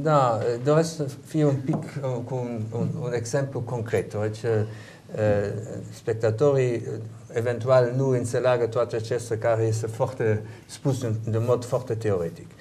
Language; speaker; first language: Romanian; non-native, learner; German